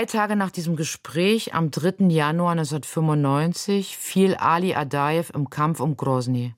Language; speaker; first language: German; native; German